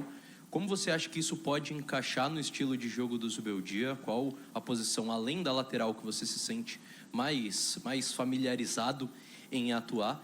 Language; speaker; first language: Portuguese; native; Portuguese